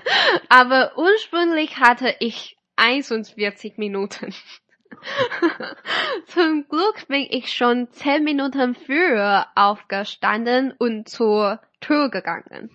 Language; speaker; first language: German; non-native, fluent; Chinese